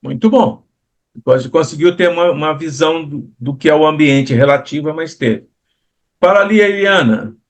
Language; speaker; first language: Portuguese; native; Portuguese